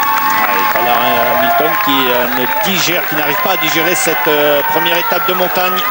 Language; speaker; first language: French; native; French